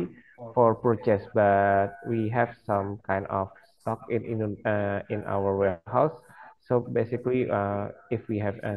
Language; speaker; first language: English; non-native, fluent; Indonesian